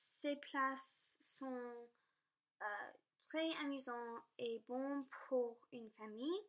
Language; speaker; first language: French; non-native, local second language; English